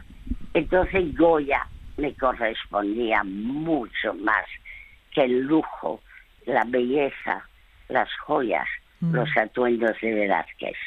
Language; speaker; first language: Spanish; early bilingual, other home language; French